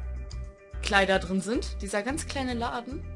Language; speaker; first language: German; native; German